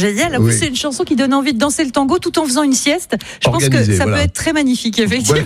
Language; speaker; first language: French; native; French